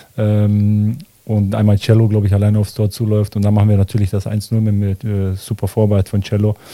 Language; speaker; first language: German; early bilingual, other home language; Bosnian